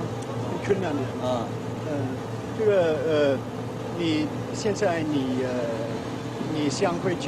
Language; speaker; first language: Chinese; non-native, learner; English